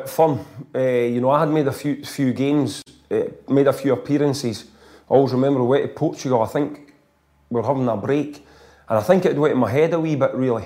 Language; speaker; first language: English; native; English